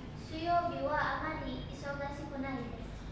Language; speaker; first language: Japanese; non-native, learner; Indonesian